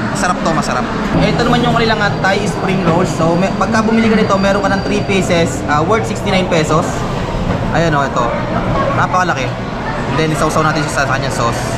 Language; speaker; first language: Filipino; native; Filipino